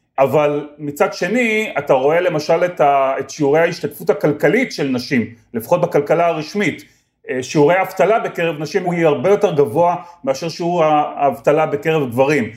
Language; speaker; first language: Hebrew; native; Hebrew